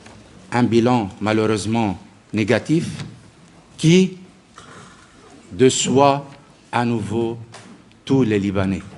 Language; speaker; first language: French; non-native, local second language; Arabic